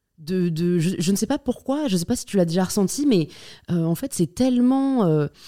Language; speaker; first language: French; native; French